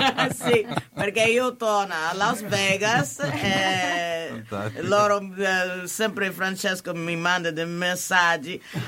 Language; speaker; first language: Italian; non-native, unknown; English